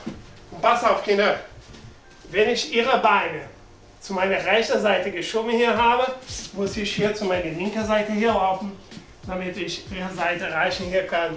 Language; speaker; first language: German; non-native, learner; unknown